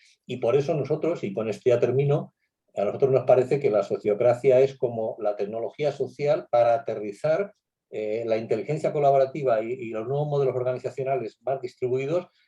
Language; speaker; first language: Spanish; native; Spanish